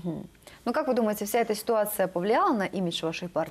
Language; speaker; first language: Russian; native; Russian